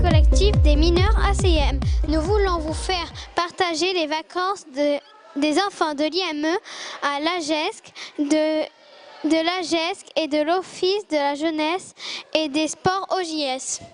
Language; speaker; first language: French; native; French